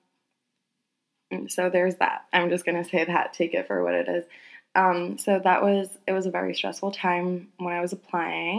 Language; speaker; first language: English; native; English